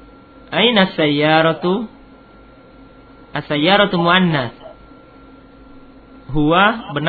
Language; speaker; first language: Arabic; non-native, fluent; Indonesian